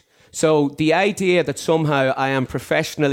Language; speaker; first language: English; native; English